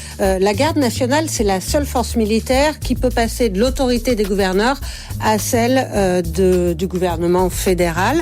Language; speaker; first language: French; native; French